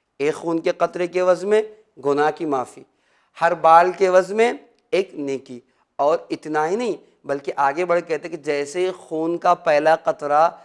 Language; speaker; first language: Urdu; native; Urdu